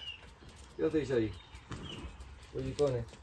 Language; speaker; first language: Spanish; native; Spanish